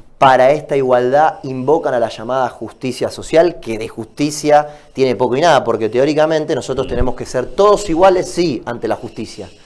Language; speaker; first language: Spanish; native; Spanish